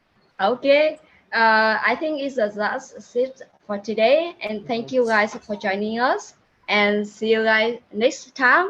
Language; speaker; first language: English; non-native, learner; Vietnamese